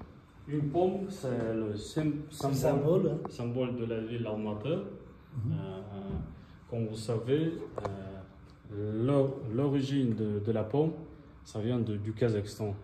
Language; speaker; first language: French; non-native, fluent; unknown